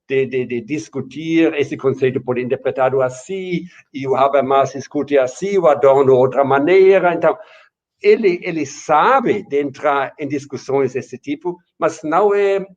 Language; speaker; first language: Portuguese; non-native, fluent; German